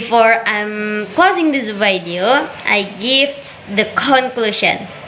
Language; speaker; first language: English; non-native, learner; Indonesian